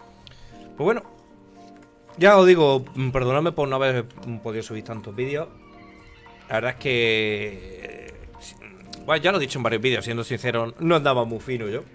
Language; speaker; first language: Spanish; native; Spanish